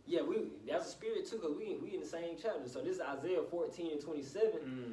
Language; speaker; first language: English; native; English